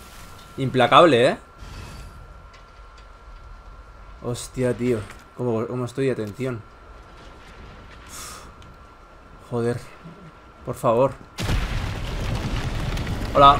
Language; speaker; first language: Spanish; native; Spanish